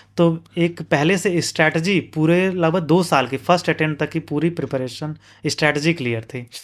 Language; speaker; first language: Hindi; native; Hindi